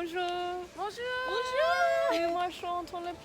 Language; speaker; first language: French; non-native, learner; English